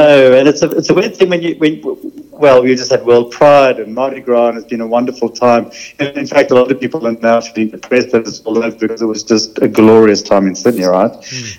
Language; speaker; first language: English; native; English